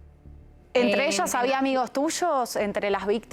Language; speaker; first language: Spanish; native; Spanish